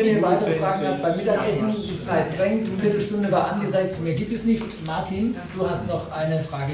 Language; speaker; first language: German; native; German